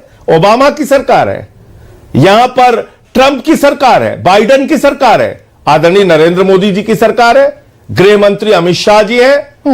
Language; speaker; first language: Hindi; native; Hindi